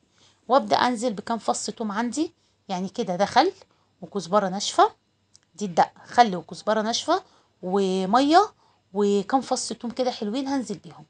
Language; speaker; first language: Arabic; native; Arabic